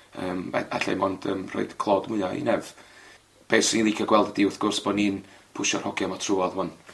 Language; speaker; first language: Welsh; native; Welsh